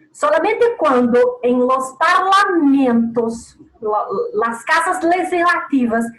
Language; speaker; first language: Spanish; non-native, learner; Portuguese